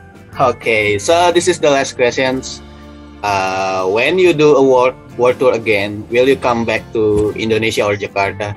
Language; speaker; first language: English; non-native, fluent; Indonesian